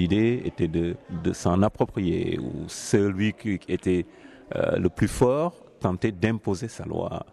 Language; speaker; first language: French; non-native, local second language; Wolof